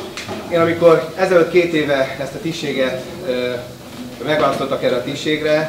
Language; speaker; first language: Hungarian; native; Hungarian